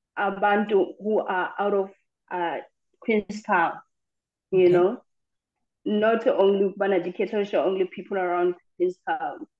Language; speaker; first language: English; non-native, local second language; Xhosa